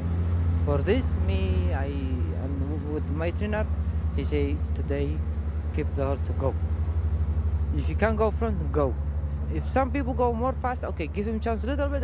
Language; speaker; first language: English; non-native, learner; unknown